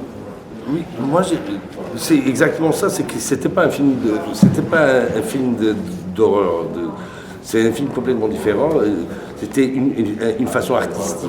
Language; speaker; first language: French; non-native, fluent; Portuguese